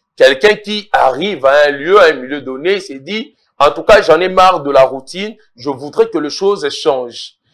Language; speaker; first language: French; non-native, local second language; Lingala